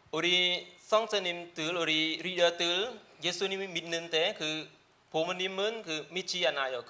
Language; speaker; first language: Korean; non-native, learner; Khmer